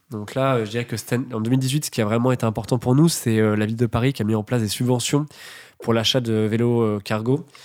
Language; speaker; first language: French; native; French